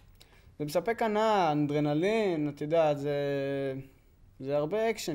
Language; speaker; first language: Hebrew; native; Hebrew